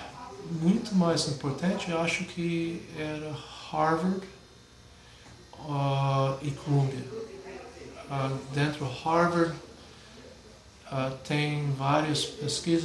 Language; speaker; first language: Portuguese; non-native, fluent; English